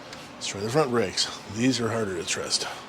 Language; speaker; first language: English; native; English